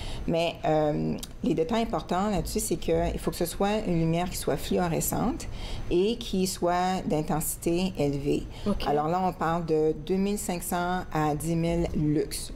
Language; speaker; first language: French; native; French